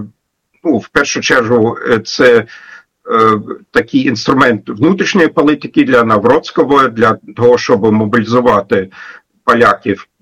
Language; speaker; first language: Ukrainian; non-native, fluent; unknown